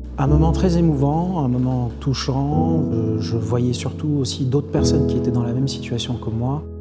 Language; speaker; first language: French; early bilingual, other home language; Arabic